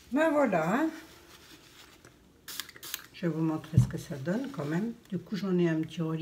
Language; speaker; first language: French; native; French